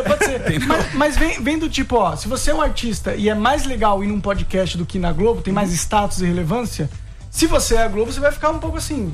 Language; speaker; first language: Portuguese; native; Portuguese